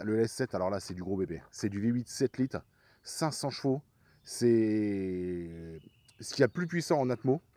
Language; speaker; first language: French; native; French